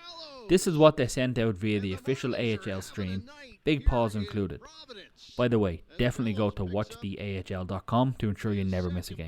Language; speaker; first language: English; native; English